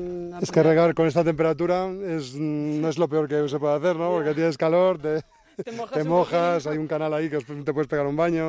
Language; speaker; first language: Spanish; native; Spanish